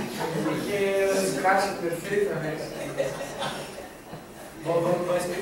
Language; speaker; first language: Portuguese; non-native, learner; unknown